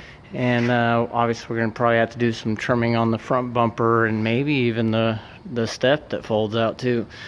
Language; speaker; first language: English; native; English